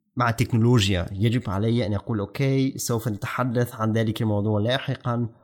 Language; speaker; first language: Arabic; non-native, fluent; German